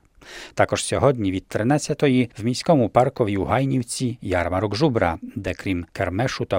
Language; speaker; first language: Ukrainian; native; Ukrainian